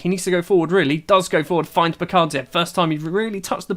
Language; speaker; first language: English; native; English